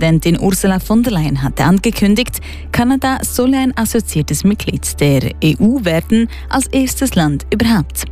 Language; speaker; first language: German; native; German